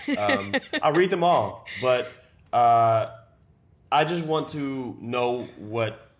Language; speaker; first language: English; native; English